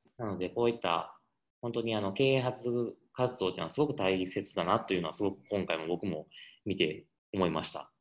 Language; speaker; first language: Japanese; native; Japanese